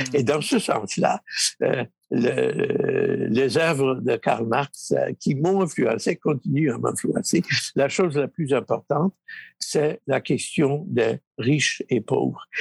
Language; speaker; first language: French; early bilingual, other home language; Polish